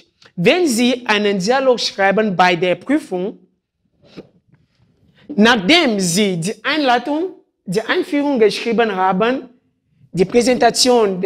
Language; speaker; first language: German; non-native, fluent; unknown